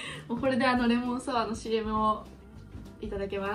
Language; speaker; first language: Japanese; native; Japanese